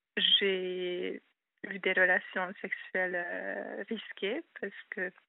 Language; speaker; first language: French; non-native, fluent; Hungarian